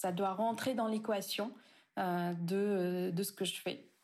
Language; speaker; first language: French; non-native, local second language; Arabic